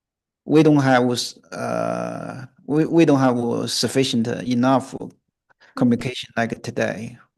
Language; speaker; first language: English; non-native, fluent; Chinese